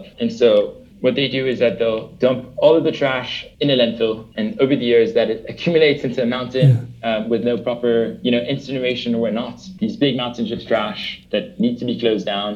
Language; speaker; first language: English; early bilingual, other home language; French